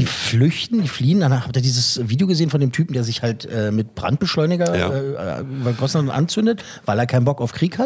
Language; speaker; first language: German; native; German